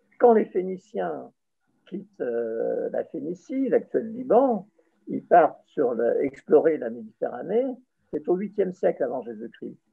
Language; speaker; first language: French; native; French